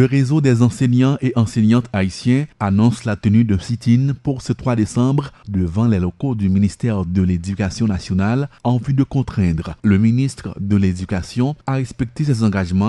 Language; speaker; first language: French; non-native, local second language; Haitian Creole